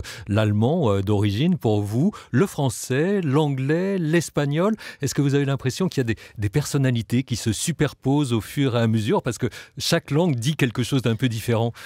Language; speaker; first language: French; native; French